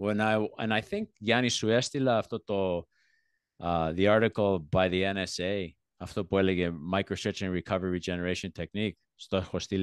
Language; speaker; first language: Greek; early bilingual, heritage; Greek